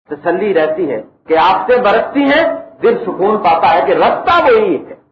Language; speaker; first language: Urdu; native; Urdu